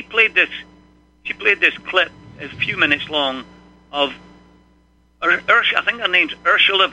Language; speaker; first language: English; native; English